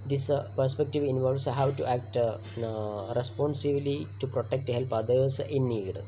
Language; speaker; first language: English; non-native, local second language; Malayalam